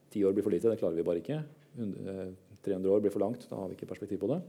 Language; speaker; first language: Norwegian; native; Norwegian